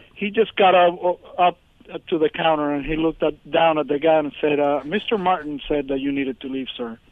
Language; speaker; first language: English; early bilingual, other home language; Spanish